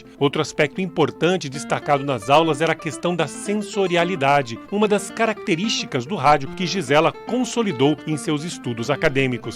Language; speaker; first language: Portuguese; native; Portuguese